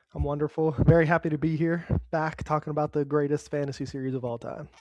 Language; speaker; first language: English; native; English